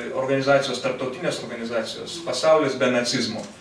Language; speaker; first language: Lithuanian; non-native, local second language; Russian